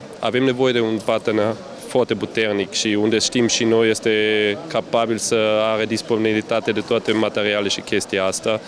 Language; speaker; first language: Romanian; non-native, fluent; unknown